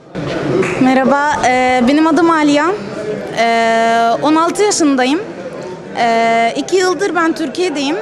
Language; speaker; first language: Turkish; non-native, fluent; Arabic